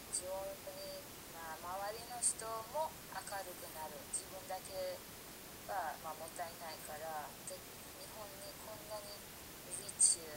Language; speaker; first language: Japanese; non-native, fluent; Persian